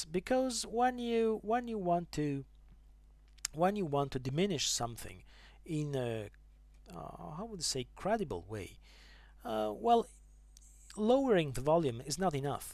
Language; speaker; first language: English; non-native, fluent; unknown